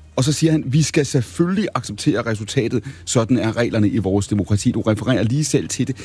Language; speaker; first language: Danish; native; Danish